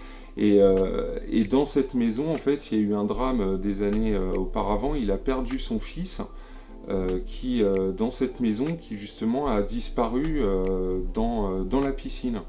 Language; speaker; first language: French; native; French